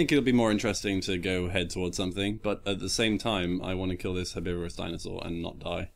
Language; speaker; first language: English; native; English